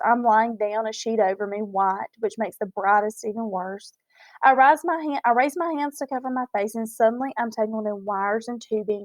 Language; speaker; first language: English; native; English